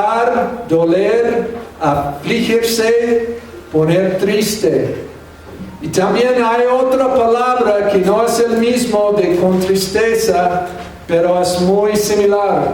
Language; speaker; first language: Spanish; non-native, fluent; English